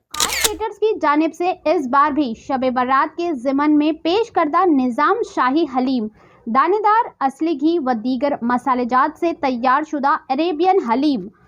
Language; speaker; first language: Urdu; native; Urdu